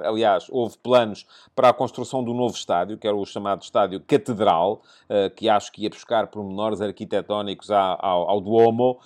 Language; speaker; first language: Portuguese; native; Portuguese